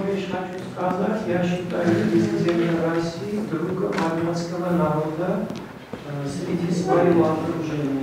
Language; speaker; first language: Russian; non-native, local second language; Armenian